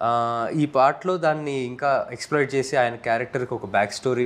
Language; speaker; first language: Telugu; native; Telugu